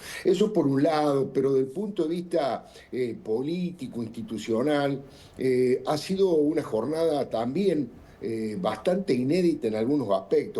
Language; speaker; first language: Spanish; native; Spanish